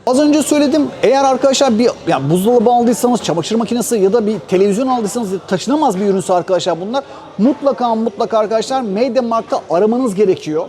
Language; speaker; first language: Turkish; native; Turkish